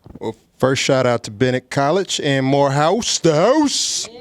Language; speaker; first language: English; native; English